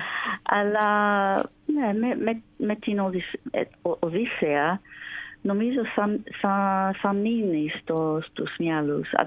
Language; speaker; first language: Greek; non-native, learner; English